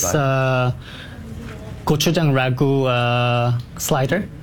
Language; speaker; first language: English; non-native, fluent; Korean